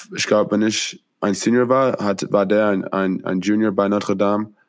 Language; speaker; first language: German; non-native, fluent; English